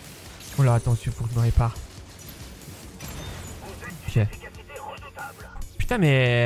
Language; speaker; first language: French; native; French